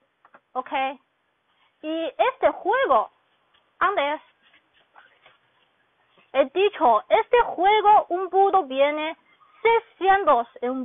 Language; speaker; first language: Spanish; non-native, learner; Chinese